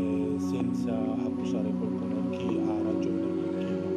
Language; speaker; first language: Italian; non-native, learner; Indonesian